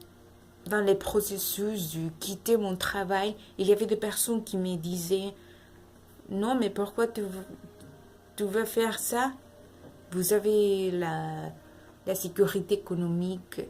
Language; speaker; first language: French; non-native, learner; Spanish